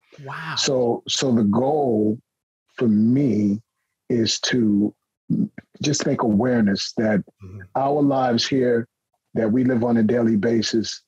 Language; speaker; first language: English; native; English